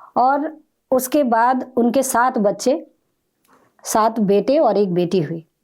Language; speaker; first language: Hindi; native; Hindi